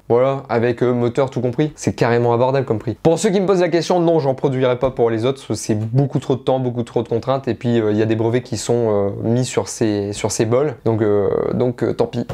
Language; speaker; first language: French; native; French